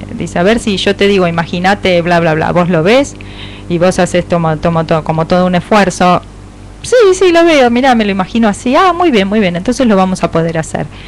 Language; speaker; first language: Spanish; native; Spanish